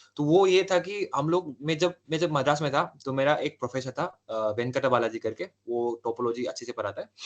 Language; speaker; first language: Hindi; non-native, local second language; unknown